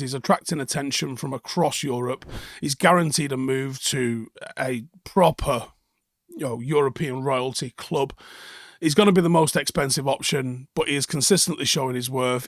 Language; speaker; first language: English; native; English